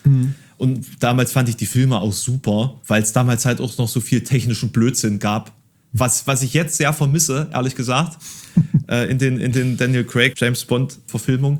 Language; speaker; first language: German; native; German